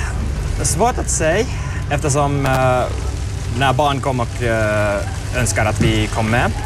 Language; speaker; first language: Swedish; non-native, learner; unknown